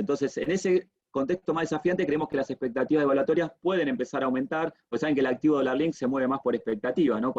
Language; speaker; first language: Spanish; native; Spanish